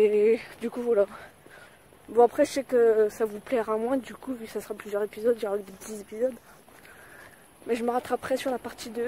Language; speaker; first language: French; native; French